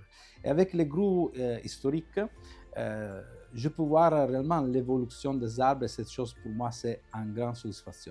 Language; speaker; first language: French; non-native, fluent; Italian